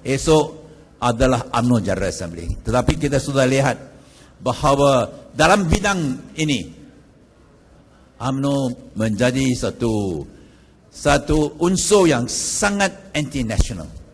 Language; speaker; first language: Malay; non-native, local second language; Chinese